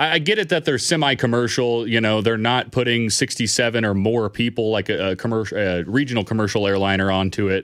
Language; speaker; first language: English; native; English